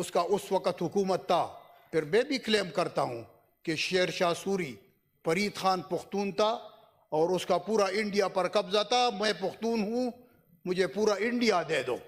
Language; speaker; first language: Urdu; non-native, local second language; Pashto